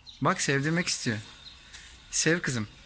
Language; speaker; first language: Turkish; native; Turkish